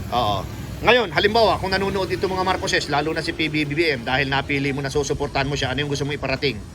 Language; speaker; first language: Filipino; non-native, local second language; Bikol